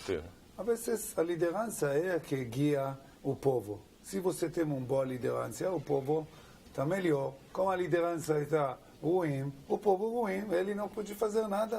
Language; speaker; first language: Portuguese; non-native, learner; Hebrew